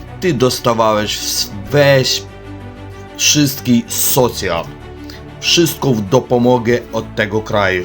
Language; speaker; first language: Polish; non-native, learner; Ukrainian